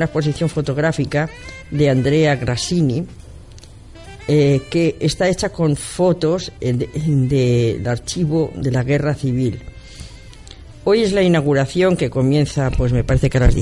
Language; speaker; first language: Spanish; native; Spanish